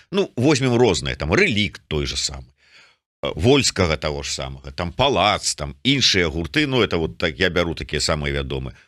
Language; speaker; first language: Belarusian; non-native, local second language; Russian